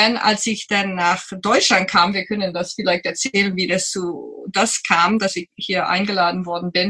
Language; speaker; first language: German; non-native, fluent; English